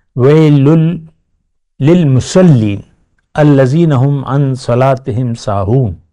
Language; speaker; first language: Urdu; non-native, local second language; Pashto